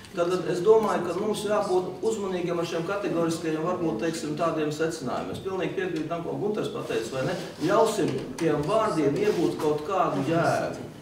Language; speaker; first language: Latvian; non-native, local second language; Russian